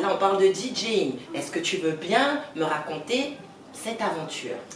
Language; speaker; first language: French; native; French